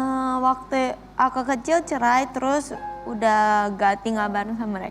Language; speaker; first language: Indonesian; non-native, fluent; Japanese